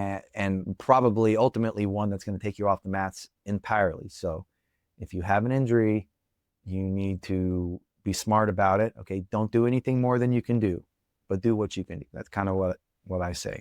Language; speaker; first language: English; native; English